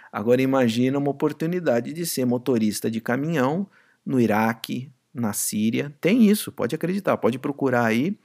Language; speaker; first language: Portuguese; native; Portuguese